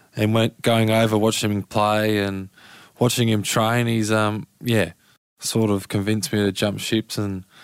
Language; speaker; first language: English; native; English